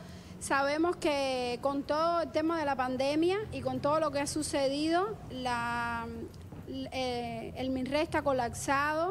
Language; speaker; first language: Spanish; native; Spanish